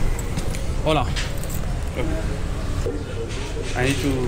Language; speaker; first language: English; non-native, learner; French